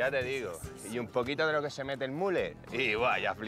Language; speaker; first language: Spanish; native; Spanish